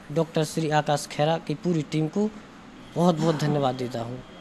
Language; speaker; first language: Hindi; native; Hindi